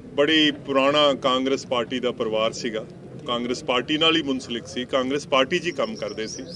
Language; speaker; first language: Punjabi; native; Punjabi